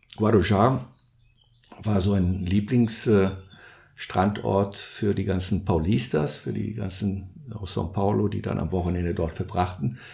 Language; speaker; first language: German; non-native, fluent; Portuguese